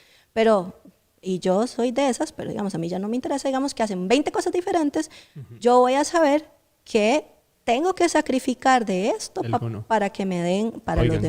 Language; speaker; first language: Spanish; native; Spanish